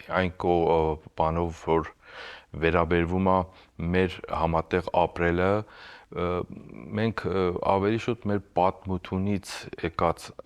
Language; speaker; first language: Armenian; early bilingual, heritage; Armenian